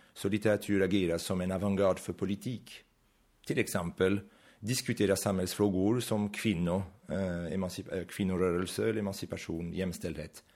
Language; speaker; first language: Swedish; non-native, fluent; French